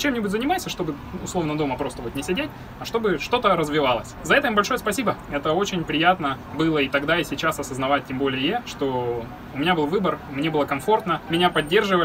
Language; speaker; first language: Russian; native; Russian